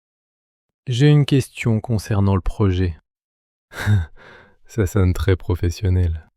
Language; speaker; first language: French; native; French